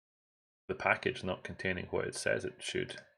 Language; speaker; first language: English; native; English